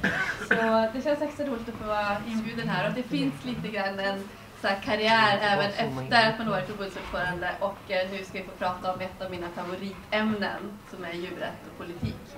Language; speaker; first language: Swedish; native; Swedish